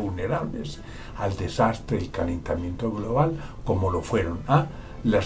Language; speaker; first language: Spanish; native; Spanish